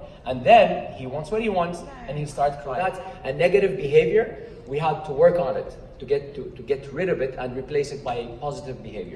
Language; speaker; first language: English; non-native, fluent; Arabic